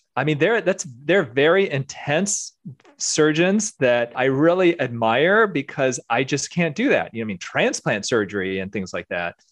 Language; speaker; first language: English; early bilingual, other home language; Korean